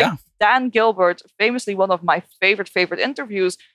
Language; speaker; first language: English; non-native, fluent; Dutch